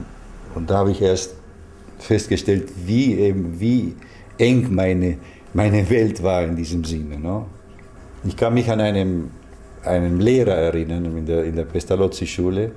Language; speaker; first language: German; early bilingual, heritage; German